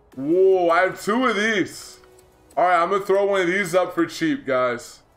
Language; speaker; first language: English; native; English